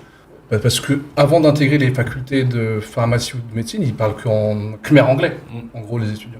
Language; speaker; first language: French; native; French